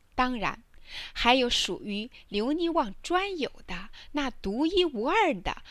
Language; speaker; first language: Chinese; native; Chinese